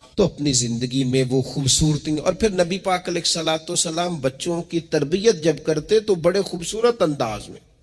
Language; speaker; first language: Urdu; non-native, local second language; Punjabi